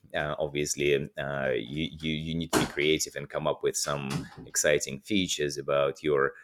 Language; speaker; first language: English; non-native, fluent; Russian